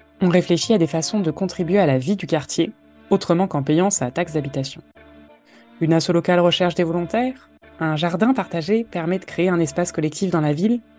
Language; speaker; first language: French; native; French